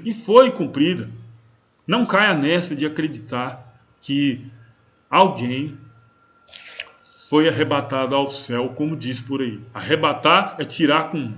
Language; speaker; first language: Portuguese; native; Portuguese